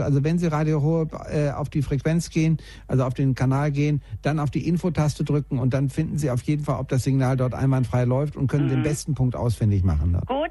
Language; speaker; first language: German; native; German